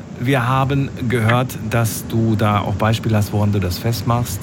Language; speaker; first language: German; native; German